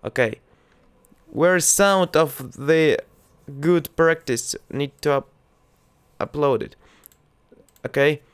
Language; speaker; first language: English; non-native, learner; Russian